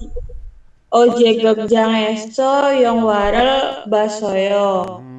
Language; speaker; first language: Korean; non-native, learner; Indonesian